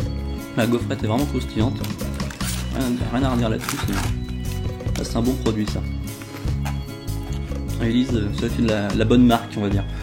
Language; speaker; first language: French; native; French